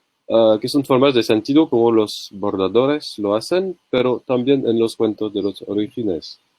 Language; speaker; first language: Spanish; non-native, learner; French